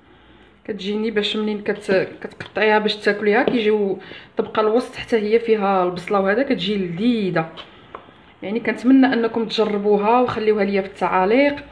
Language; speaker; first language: Arabic; native; Arabic